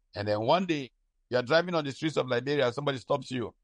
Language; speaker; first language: English; non-native, local second language; Hausa